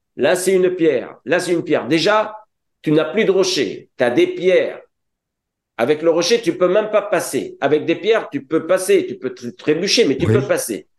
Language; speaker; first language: French; non-native, local second language; Arabic